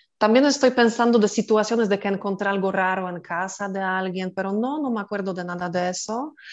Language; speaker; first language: Spanish; non-native, fluent; Polish